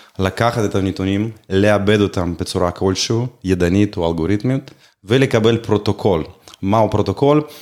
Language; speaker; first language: Hebrew; non-native, fluent; Russian